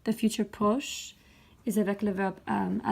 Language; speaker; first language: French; non-native, fluent; English